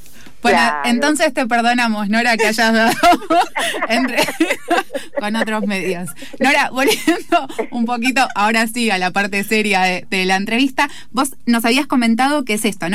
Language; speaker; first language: Spanish; native; Spanish